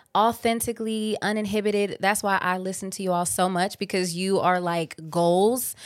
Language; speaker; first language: English; native; English